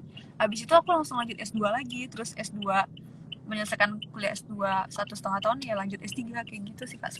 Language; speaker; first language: Indonesian; native; Indonesian